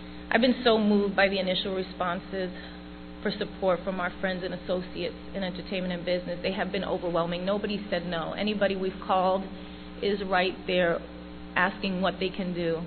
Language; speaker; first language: English; early bilingual, other home language; Spanish